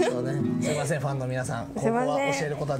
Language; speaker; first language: Japanese; native; Japanese